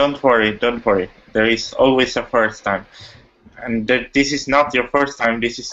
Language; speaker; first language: English; non-native, fluent; Italian